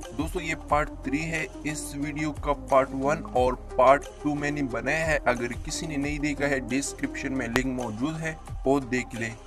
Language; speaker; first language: Urdu; non-native, local second language; Pashto